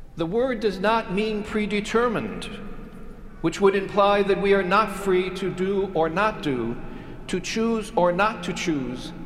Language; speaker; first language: English; native; English